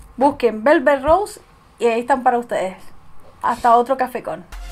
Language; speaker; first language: Spanish; native; Spanish